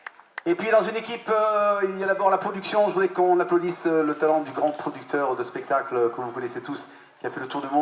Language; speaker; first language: French; native; French